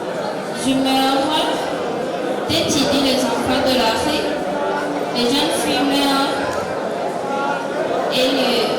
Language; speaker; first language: French; non-native, local second language; Rundi